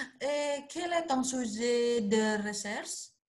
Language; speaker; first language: French; non-native, learner; Indonesian